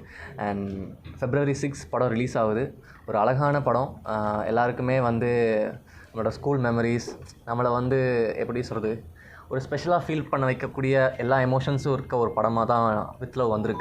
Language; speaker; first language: Tamil; native; Tamil